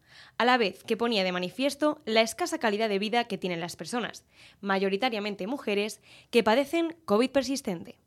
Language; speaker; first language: Spanish; native; Spanish